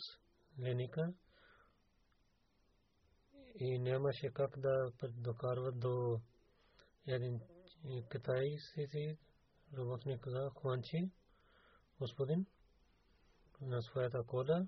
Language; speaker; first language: Bulgarian; non-native, learner; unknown